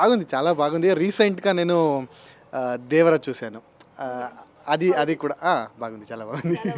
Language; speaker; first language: Telugu; non-native, learner; Kannada